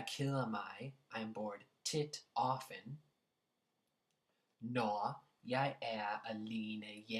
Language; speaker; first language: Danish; non-native, fluent; English